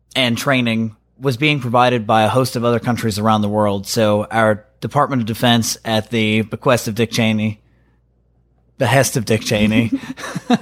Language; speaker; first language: English; native; English